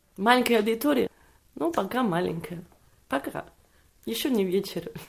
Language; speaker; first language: Russian; non-native, fluent; Catalan